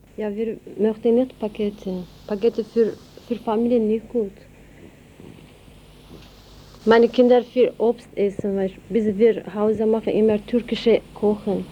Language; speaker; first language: German; non-native, learner; Turkish